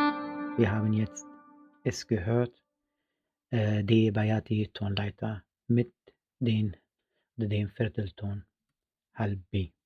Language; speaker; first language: German; non-native, fluent; Arabic